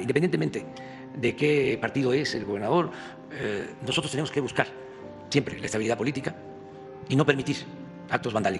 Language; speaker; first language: Spanish; native; Spanish